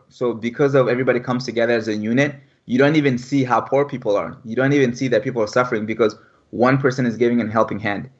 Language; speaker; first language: English; early bilingual, other home language; French